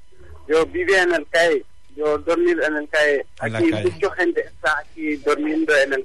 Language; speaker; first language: Spanish; non-native, learner; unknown